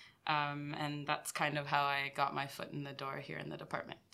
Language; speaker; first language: English; early bilingual, other home language; French